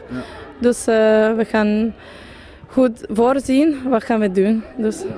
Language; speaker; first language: Dutch; non-native, fluent; Serbian